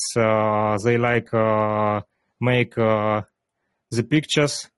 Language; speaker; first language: English; non-native, learner; Ukrainian